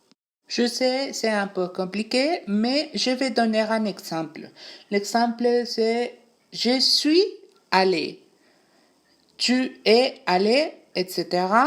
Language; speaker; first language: French; non-native, fluent; Spanish